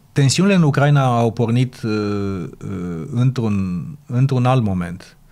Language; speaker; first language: Romanian; native; Romanian